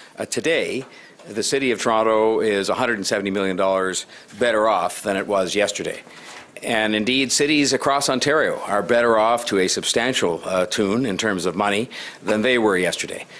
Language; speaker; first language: English; native; English